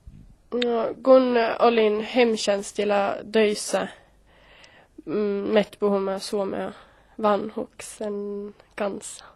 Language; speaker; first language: Finnish; non-native, learner; Swedish